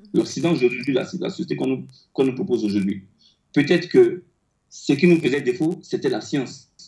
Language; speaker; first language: French; non-native, local second language; Akan